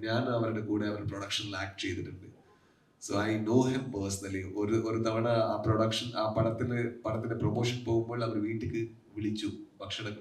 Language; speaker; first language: Malayalam; non-native, learner; Kannada